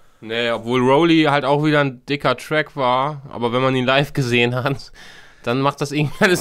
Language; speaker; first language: German; native; German